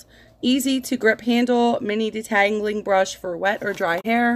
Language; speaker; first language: English; native; English